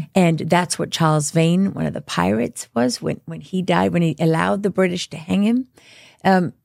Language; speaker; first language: English; native; English